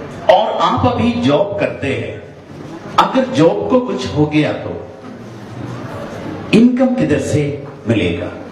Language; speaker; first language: Hindi; non-native, learner; Nepali